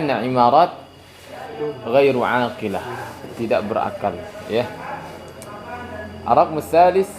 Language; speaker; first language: Arabic; non-native, fluent; Indonesian